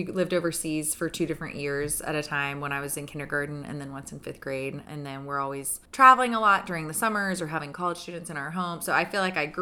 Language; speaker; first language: English; native; English